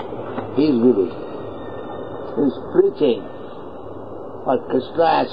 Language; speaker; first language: English; non-native, local second language; Bangla